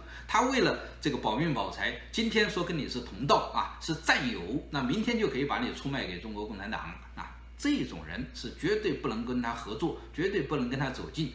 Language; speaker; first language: Chinese; native; Chinese